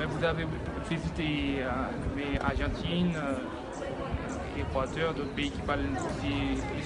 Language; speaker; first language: French; non-native, local second language; Haitian Creole